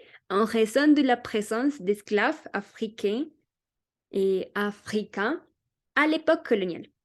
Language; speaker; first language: French; non-native, learner; Spanish